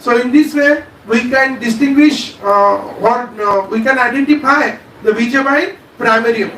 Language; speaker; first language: English; non-native, local second language; Marathi